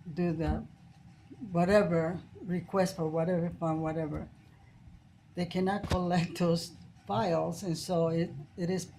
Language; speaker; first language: English; non-native, fluent; Spanish